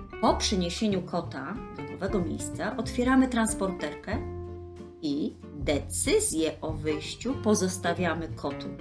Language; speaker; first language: Polish; native; Polish